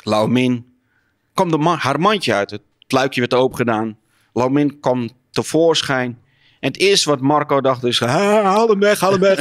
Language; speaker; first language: Dutch; native; Dutch